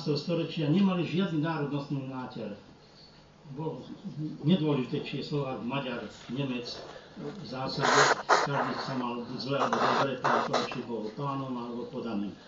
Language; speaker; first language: Slovak; early bilingual, heritage; Slovak